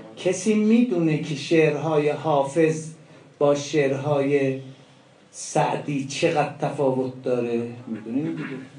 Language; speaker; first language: Persian; non-native, local second language; Azerbaijani